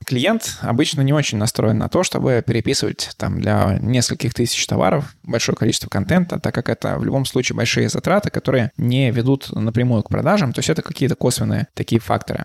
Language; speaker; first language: Russian; native; Russian